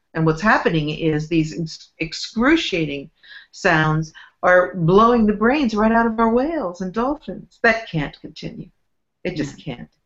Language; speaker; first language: English; native; English